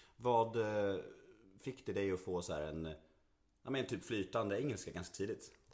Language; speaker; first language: Swedish; native; Swedish